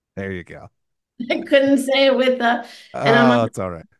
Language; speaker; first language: English; native; English